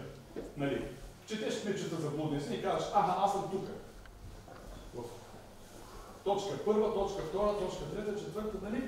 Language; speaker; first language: Bulgarian; native; Bulgarian